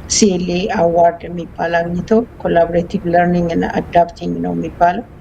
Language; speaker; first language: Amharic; native; Amharic